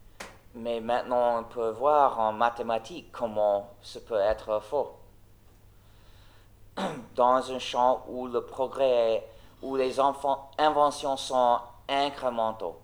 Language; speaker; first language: French; non-native, fluent; English